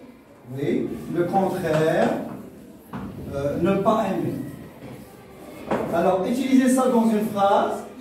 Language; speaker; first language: French; non-native, local second language; Arabic